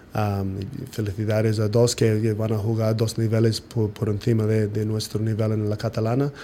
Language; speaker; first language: Spanish; non-native, fluent; English